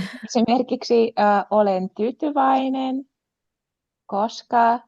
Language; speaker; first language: Finnish; non-native, learner; Russian